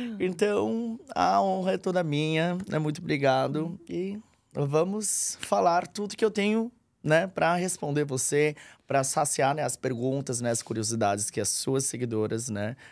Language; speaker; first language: Portuguese; early bilingual, other home language; Korean